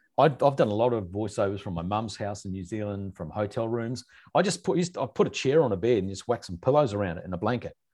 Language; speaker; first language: English; native; English